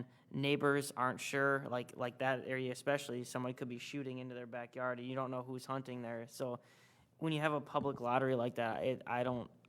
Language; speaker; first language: English; native; English